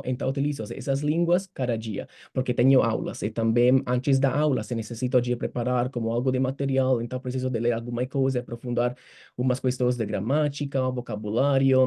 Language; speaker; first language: Portuguese; non-native, fluent; Italian